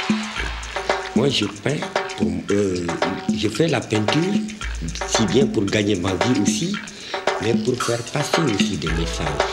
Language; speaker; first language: French; non-native, local second language; Wolof